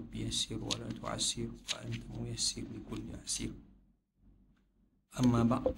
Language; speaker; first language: Arabic; non-native, fluent; Malay